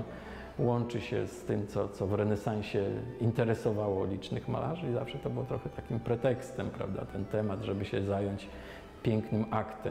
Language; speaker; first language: Polish; native; Polish